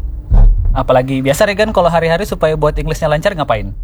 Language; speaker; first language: Indonesian; native; Indonesian